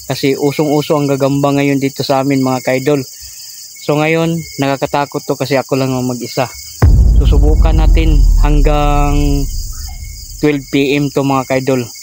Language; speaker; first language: Filipino; non-native, local second language; Cebuano